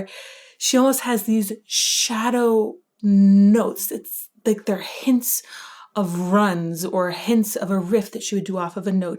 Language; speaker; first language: English; native; English